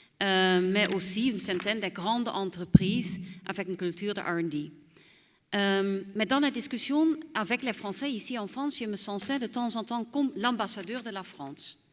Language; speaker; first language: French; non-native, fluent; Dutch